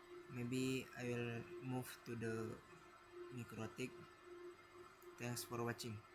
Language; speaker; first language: English; non-native, learner; Indonesian